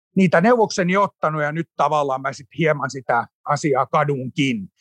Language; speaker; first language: Finnish; native; Finnish